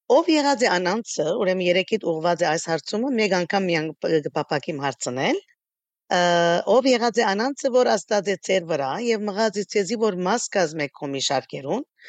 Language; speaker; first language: Armenian; early bilingual, heritage; Armenian